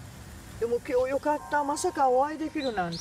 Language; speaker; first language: Japanese; native; Japanese